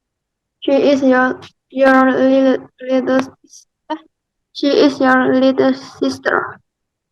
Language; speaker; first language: English; non-native, learner; Indonesian